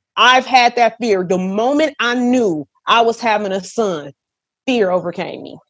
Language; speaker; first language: English; native; English